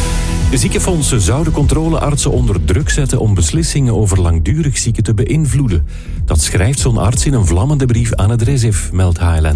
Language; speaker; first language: Dutch; native; Dutch